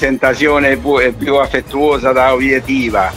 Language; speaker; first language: Italian; non-native, fluent; Spanish